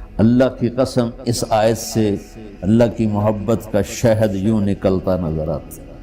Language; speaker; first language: Urdu; non-native, local second language; Punjabi